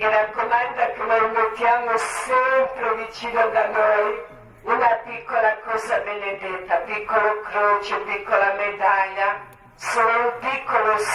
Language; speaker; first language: Italian; non-native, learner; Croatian